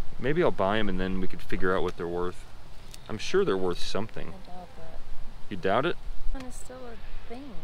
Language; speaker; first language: English; native; English